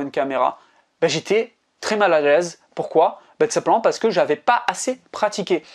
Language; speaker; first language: French; native; French